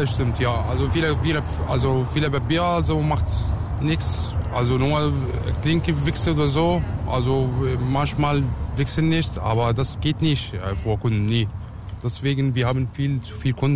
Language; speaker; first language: German; non-native, learner; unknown